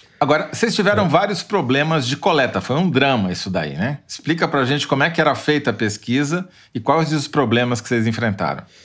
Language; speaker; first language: Portuguese; native; Portuguese